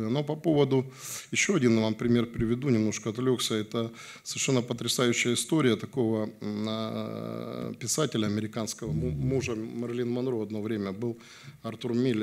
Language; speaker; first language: Russian; native; Russian